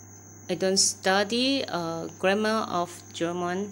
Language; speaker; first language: English; non-native, learner; Thai